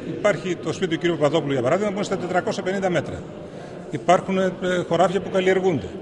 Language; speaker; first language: Greek; native; Greek